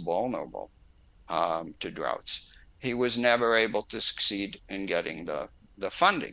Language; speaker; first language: English; native; English